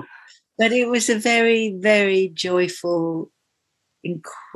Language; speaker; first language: English; native; English